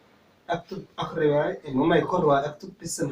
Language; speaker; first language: Arabic; non-native, learner; Somali